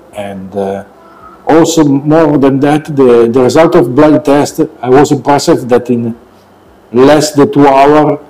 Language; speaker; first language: English; non-native, learner; Italian